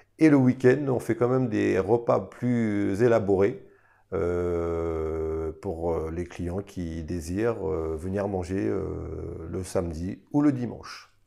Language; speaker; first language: French; native; French